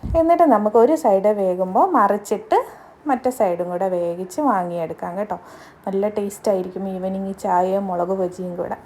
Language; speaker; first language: Malayalam; native; Malayalam